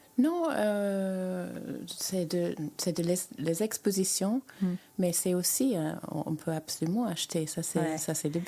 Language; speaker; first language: French; native; French